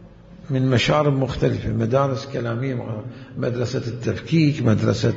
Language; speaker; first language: Arabic; native; Arabic